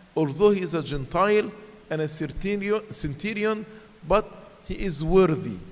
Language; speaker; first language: English; non-native, fluent; Arabic